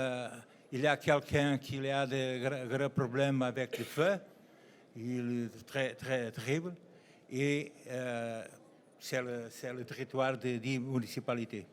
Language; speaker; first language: French; non-native, learner; Portuguese